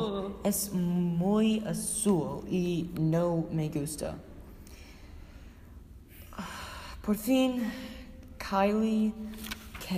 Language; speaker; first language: Spanish; non-native, learner; English